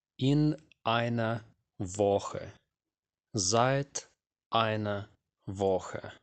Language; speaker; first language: German; non-native, fluent; Ukrainian